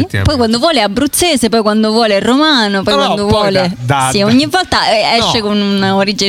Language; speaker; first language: Italian; native; Italian